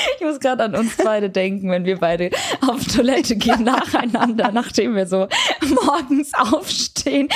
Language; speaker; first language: German; early bilingual, other home language; Albanian